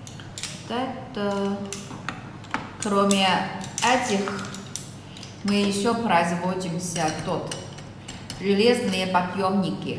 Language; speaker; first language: Russian; non-native, learner; Chinese